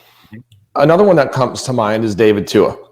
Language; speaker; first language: English; native; English